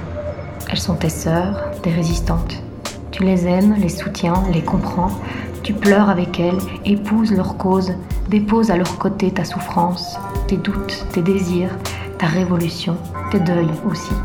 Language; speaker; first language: French; native; French